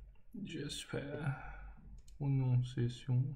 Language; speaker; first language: French; non-native, learner; English